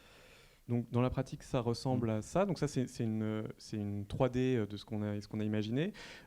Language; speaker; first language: French; native; French